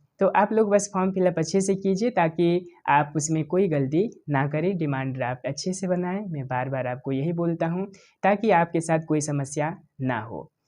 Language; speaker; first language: Hindi; native; Hindi